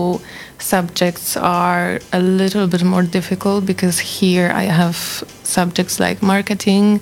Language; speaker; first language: English; non-native, learner; Polish